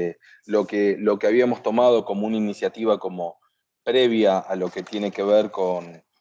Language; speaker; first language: Spanish; native; Spanish